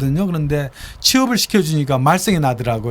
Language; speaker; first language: Korean; native; Korean